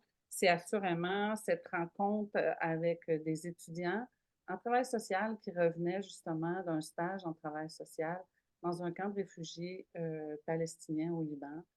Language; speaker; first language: French; native; French